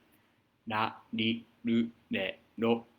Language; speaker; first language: Japanese; non-native, fluent; English